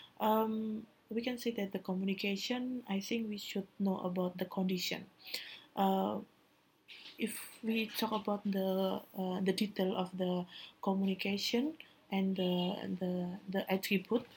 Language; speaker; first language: English; non-native, learner; Indonesian